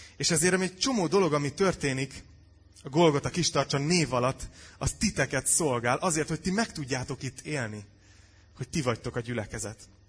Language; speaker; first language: Hungarian; native; Hungarian